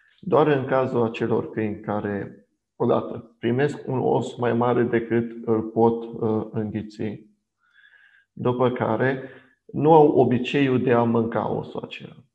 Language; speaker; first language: Romanian; non-native, local second language; Hungarian